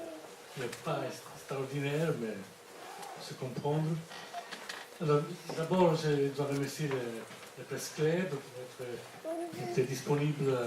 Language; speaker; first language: French; non-native, fluent; Italian